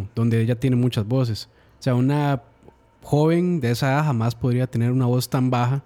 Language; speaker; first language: Spanish; native; Spanish